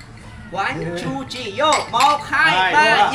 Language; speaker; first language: English; non-native, learner; Vietnamese